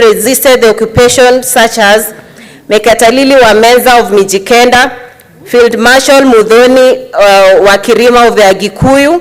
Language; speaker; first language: English; non-native, local second language; Gusii